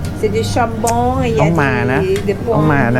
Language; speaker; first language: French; non-native, learner; Thai